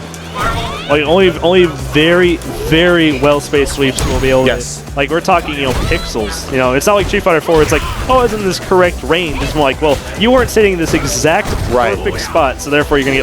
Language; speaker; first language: English; native; English